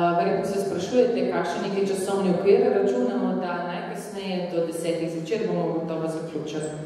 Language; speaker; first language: Slovenian; native; Slovenian